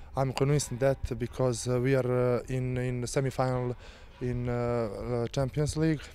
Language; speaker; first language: English; non-native, fluent; Serbian